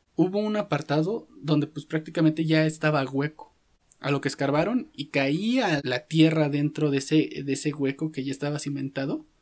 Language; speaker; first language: Spanish; native; Spanish